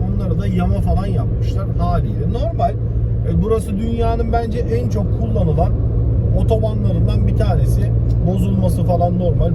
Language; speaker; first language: Turkish; early bilingual, heritage; Turkish